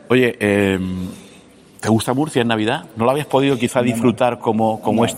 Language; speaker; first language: Spanish; native; Spanish